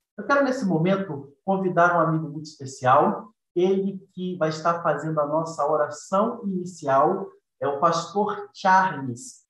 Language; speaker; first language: Portuguese; native; Portuguese